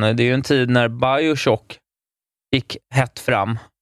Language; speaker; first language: Swedish; native; Swedish